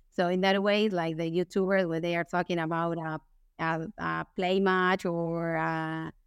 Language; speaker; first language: English; non-native, fluent; Spanish